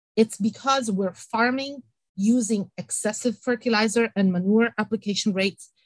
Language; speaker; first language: English; non-native, fluent; Italian